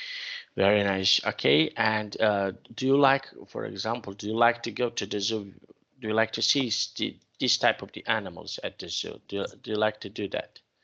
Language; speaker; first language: English; non-native, fluent; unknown